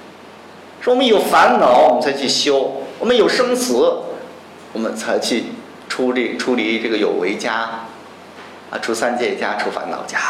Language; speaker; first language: Chinese; native; Chinese